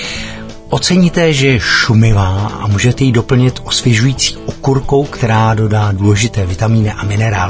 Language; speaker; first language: Czech; native; Czech